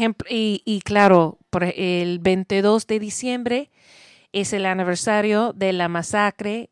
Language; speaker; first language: Spanish; non-native, learner; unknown